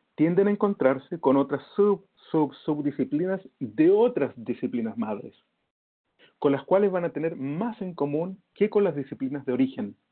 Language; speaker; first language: Spanish; native; Spanish